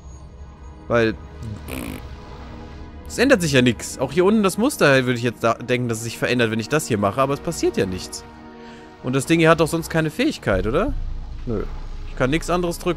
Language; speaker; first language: German; native; German